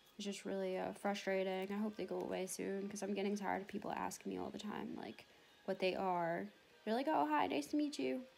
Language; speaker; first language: English; native; English